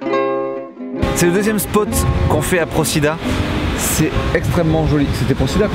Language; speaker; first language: French; native; French